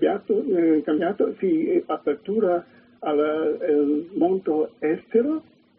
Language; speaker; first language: Italian; non-native, learner; Chinese